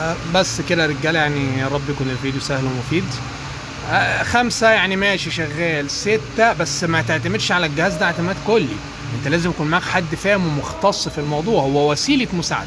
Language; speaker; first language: Arabic; native; Arabic